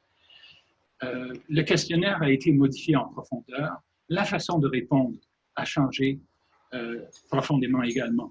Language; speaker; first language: French; native; French